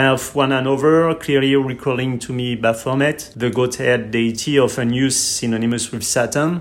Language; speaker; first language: English; non-native, fluent; French